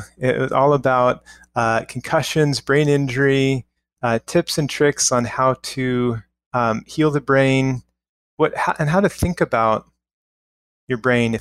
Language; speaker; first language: English; native; English